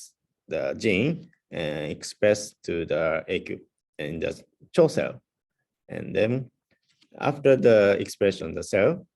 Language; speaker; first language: English; non-native, learner; Japanese